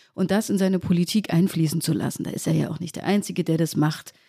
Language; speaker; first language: German; native; German